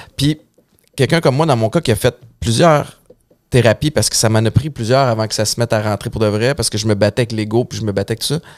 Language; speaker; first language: French; native; French